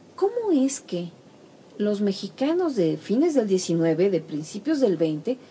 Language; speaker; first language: Spanish; native; Spanish